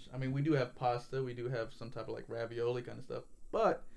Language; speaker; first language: English; native; English